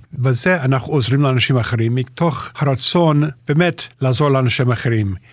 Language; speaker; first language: Hebrew; non-native, fluent; English